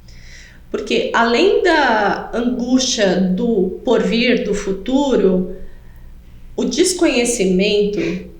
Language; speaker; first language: Portuguese; native; Portuguese